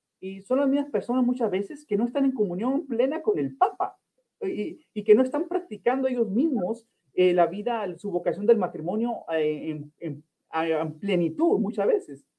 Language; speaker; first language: Spanish; early bilingual, heritage; Spanish